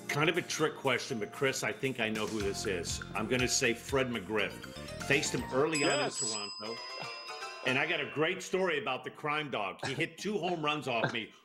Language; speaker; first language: English; native; English